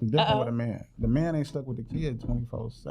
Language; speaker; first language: English; native; English